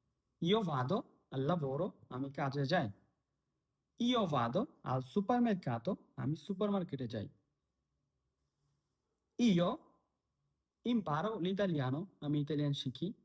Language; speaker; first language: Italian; non-native, fluent; Bangla